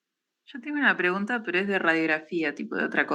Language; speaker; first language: Spanish; native; Spanish